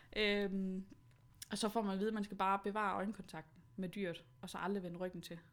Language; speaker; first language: Danish; native; Danish